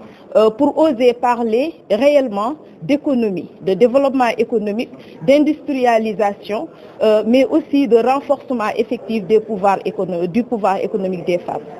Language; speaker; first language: French; native; French